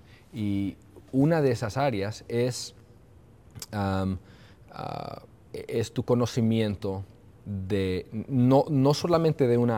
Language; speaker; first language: Spanish; early bilingual, heritage; Spanish